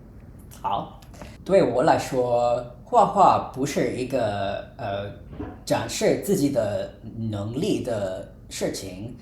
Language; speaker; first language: Chinese; non-native, fluent; English